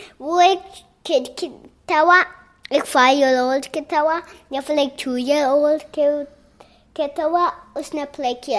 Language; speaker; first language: Hindi; early bilingual, heritage; Hindi